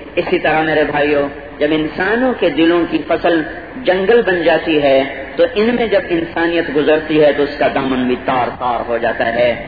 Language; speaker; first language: Urdu; non-native, local second language; Punjabi